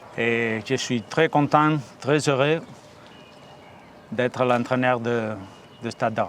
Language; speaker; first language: French; non-native, fluent; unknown